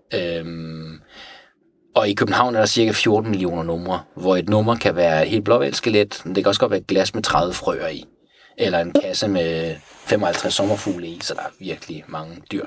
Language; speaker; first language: Danish; early bilingual, other home language; Persian